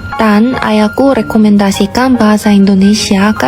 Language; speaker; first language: Indonesian; non-native, fluent; Korean